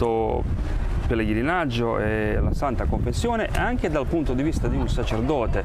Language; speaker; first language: Italian; non-native, fluent; Croatian